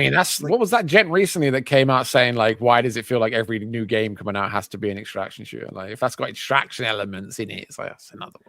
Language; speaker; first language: English; native; English